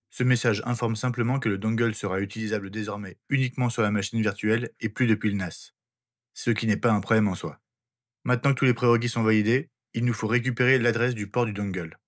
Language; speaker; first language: French; native; French